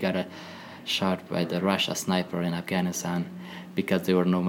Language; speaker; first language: English; non-native, learner; Persian